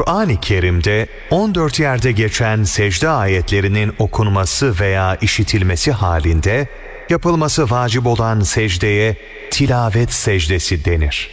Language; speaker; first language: Turkish; native; Turkish